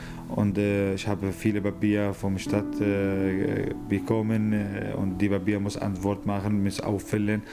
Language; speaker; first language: German; non-native, learner; Arabic